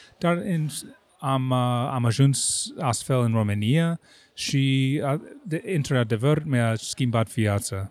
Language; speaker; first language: Romanian; non-native, fluent; English